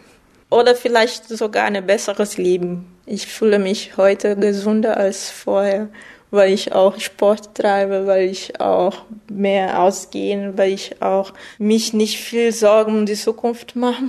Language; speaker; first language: German; non-native, fluent; Portuguese